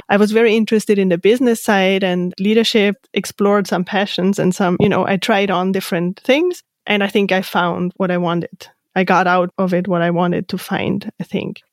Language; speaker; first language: English; non-native, fluent; German